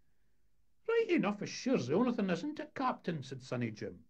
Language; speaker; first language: English; native; English